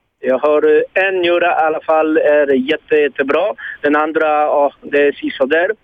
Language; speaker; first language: Swedish; non-native, learner; Polish